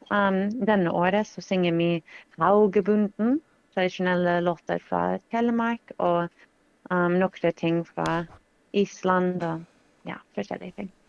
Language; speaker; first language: Norwegian; non-native, fluent; English